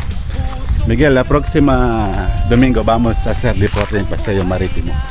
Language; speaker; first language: Spanish; non-native, learner; Filipino